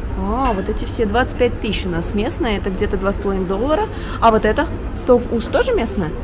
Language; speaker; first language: Russian; native; Russian